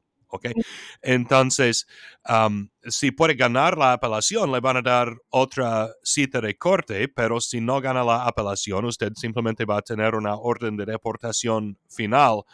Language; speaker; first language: Spanish; non-native, fluent; English